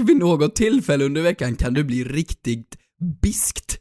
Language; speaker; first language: Swedish; native; Swedish